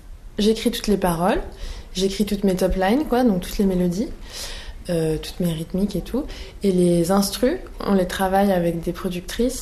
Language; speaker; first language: French; native; French